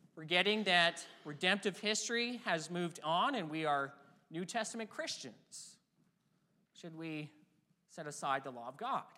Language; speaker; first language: English; native; English